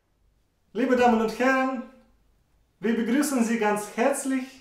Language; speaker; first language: German; non-native, fluent; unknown